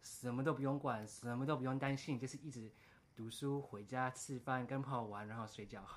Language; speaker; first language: Chinese; early bilingual, heritage; Chinese